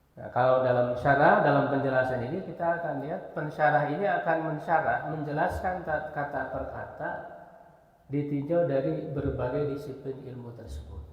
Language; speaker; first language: Indonesian; native; Indonesian